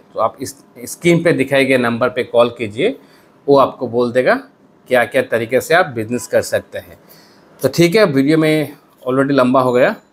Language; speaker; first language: Hindi; non-native, fluent; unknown